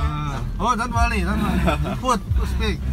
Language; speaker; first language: English; non-native, learner; Thai